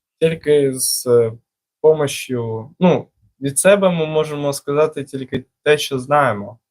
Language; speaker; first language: Ukrainian; non-native, local second language; Russian